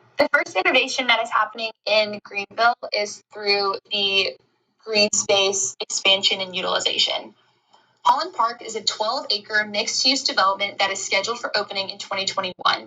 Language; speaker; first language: English; native; English